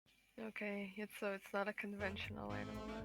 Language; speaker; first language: English; native; English